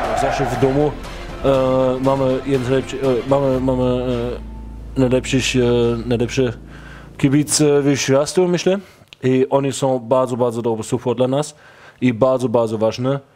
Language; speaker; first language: Polish; non-native, learner; Portuguese